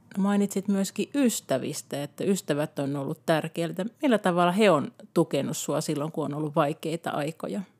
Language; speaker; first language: Finnish; native; Finnish